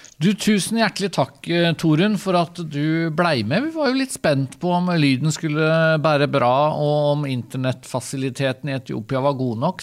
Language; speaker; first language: Norwegian; native; Norwegian